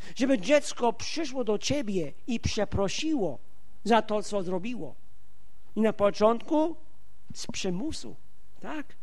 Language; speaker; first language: Polish; non-native, fluent; English